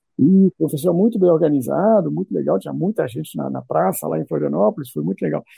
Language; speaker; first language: Portuguese; non-native, fluent; French